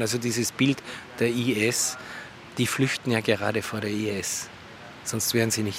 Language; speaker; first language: German; native; German